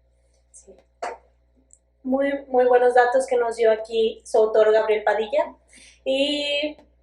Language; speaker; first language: Spanish; native; Spanish